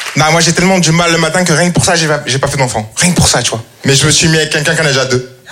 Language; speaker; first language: French; native; French